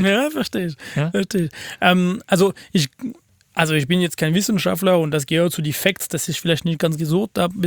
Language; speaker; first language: German; non-native, fluent; French